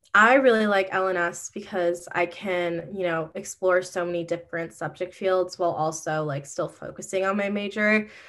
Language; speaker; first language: English; native; English